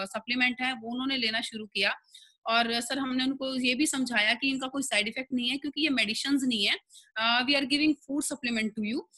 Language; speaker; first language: Hindi; native; Hindi